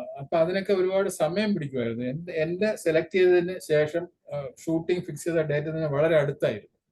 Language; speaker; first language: Malayalam; native; Malayalam